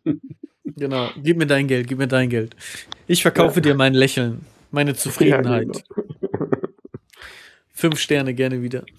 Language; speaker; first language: German; native; German